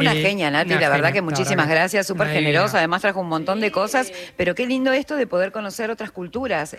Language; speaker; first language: Spanish; native; Spanish